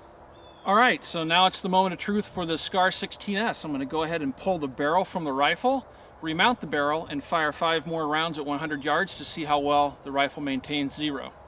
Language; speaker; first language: English; native; English